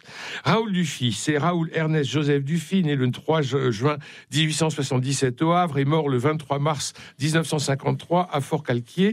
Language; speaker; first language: French; native; French